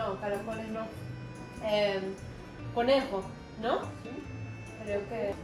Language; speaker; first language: Spanish; non-native, fluent; Turkish